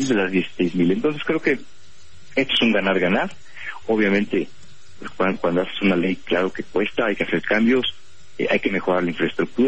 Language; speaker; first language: Spanish; native; Spanish